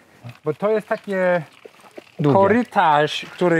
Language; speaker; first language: Polish; non-native, learner; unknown